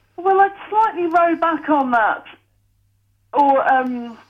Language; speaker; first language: English; native; English